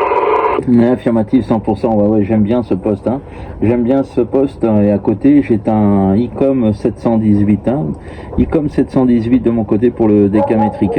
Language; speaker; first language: French; native; French